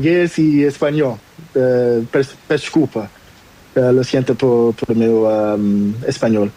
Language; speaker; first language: Spanish; non-native, learner; Portuguese